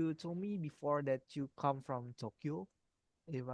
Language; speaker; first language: English; non-native, learner; Indonesian